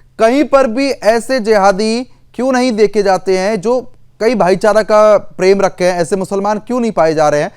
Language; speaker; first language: Hindi; native; Hindi